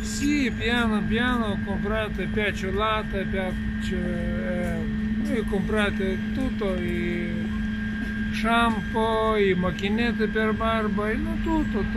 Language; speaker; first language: Italian; non-native, learner; Lithuanian